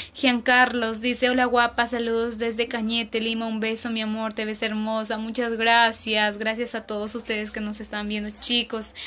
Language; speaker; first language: Spanish; native; Spanish